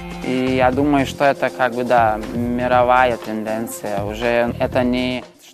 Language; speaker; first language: Russian; non-native, fluent; Lithuanian